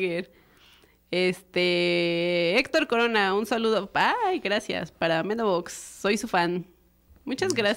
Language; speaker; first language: Spanish; native; Spanish